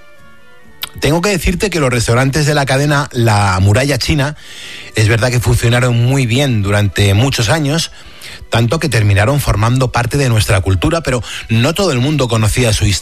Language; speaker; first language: Spanish; native; Spanish